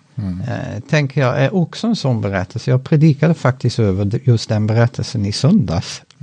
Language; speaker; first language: Swedish; non-native, fluent; Dutch